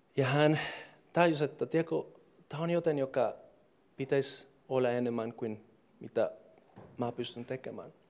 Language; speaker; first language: Finnish; non-native, fluent; English